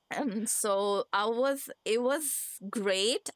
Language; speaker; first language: English; non-native, fluent; Persian